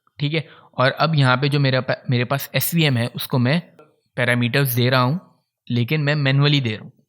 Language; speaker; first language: Urdu; native; Urdu